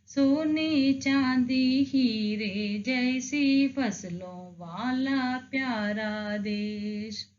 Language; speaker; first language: Hindi; non-native, local second language; Telugu